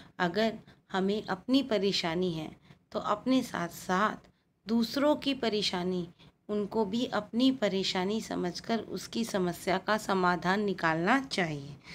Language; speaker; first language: Hindi; native; Hindi